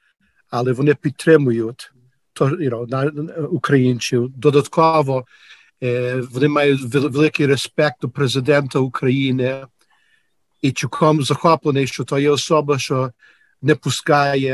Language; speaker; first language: Ukrainian; early bilingual, heritage; Ukrainian